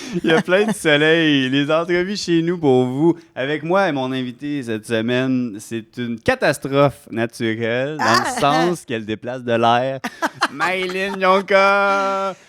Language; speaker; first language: French; early bilingual, other home language; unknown